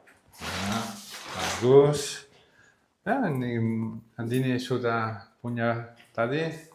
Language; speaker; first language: Indonesian; non-native, learner; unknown